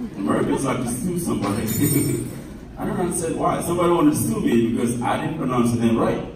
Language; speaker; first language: English; non-native, fluent; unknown